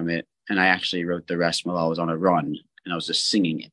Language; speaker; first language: English; native; English